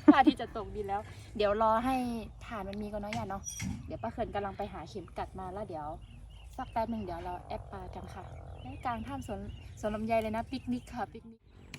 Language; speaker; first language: Thai; non-native, local second language; Western Kayah